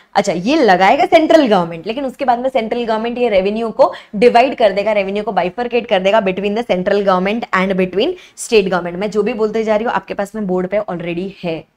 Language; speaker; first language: Hindi; native; Hindi